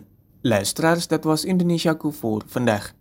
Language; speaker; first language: Dutch; non-native, fluent; Indonesian